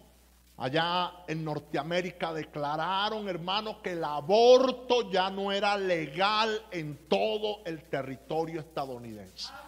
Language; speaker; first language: Spanish; native; Spanish